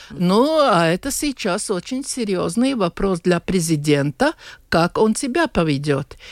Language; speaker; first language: Russian; non-native, local second language; Latvian